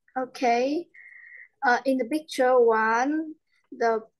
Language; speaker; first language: English; non-native, learner; Vietnamese